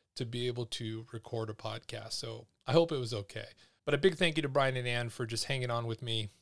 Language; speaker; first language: English; native; English